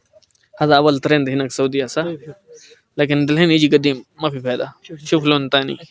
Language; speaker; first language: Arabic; non-native, learner; Urdu